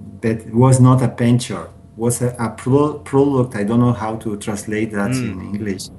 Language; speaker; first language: English; non-native, learner; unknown